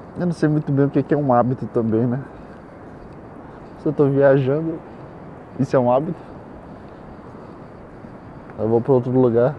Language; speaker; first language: Portuguese; native; Portuguese